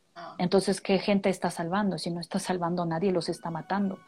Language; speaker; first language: Spanish; non-native, fluent; Russian